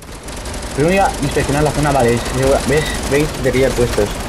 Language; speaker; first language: Spanish; native; Spanish